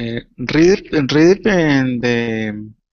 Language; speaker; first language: English; non-native, learner; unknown